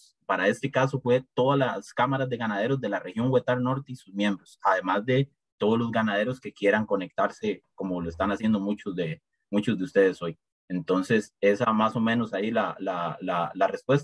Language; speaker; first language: Spanish; native; Spanish